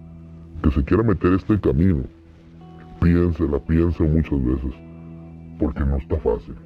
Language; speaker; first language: Spanish; native; Spanish